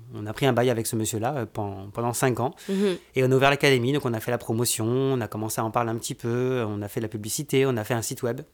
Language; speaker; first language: French; native; French